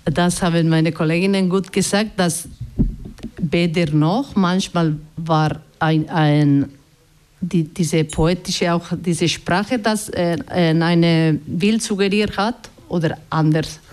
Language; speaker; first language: German; non-native, learner; Basque